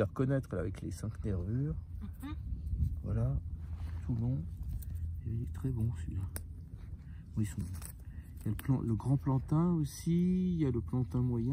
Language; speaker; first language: French; native; French